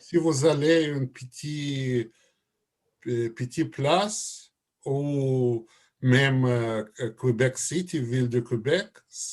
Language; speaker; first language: French; non-native, learner; Russian